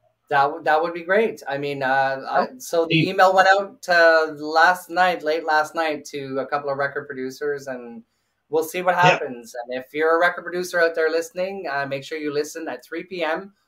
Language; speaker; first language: English; native; English